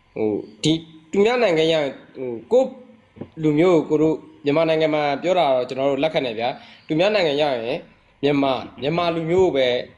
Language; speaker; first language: Burmese; non-native, local second language; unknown